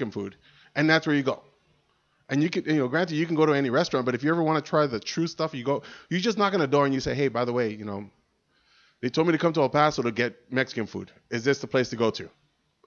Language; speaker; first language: English; native; English